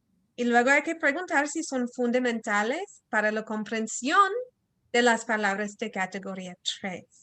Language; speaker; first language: Spanish; early bilingual, heritage; Spanish